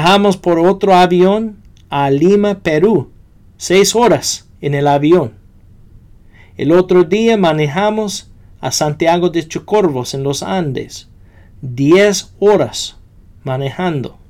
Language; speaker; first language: Spanish; non-native, fluent; English